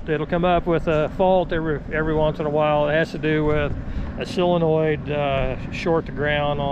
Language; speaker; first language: English; native; English